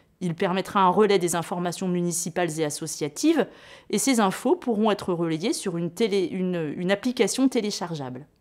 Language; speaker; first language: French; native; French